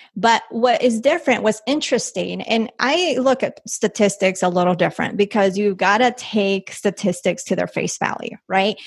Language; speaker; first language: English; early bilingual, other home language; Spanish